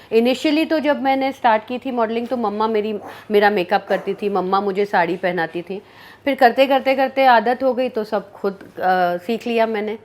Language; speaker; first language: Hindi; early bilingual, heritage; Hindi